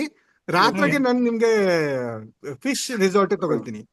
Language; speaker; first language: Kannada; non-native, learner; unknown